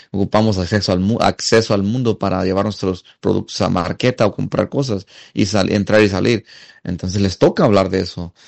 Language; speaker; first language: Spanish; native; Spanish